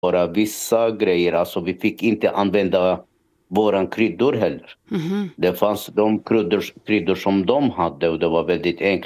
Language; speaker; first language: Swedish; non-native, fluent; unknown